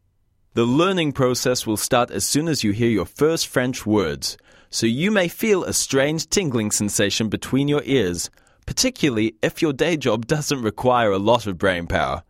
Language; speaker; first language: English; native; English